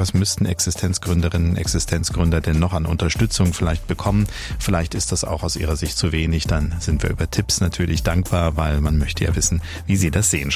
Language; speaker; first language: German; native; German